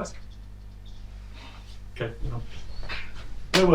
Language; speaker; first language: English; native; English